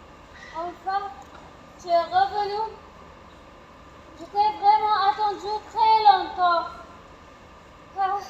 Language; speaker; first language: French; non-native, learner; Arabic